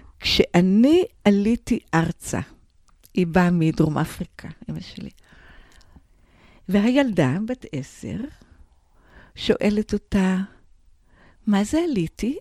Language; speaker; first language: Hebrew; non-native, fluent; English